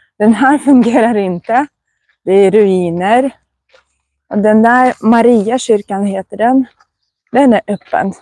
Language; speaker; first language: Swedish; non-native, fluent; Russian